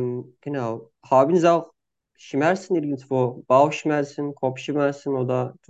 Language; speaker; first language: German; non-native, fluent; Turkish